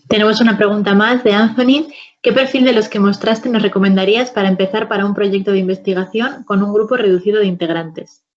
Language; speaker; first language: Spanish; native; Spanish